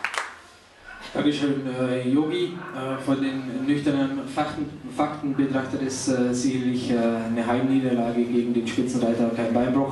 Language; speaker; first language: German; native; German